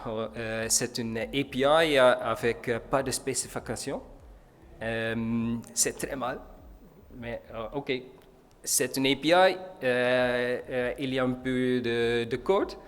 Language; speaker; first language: French; non-native, learner; Dutch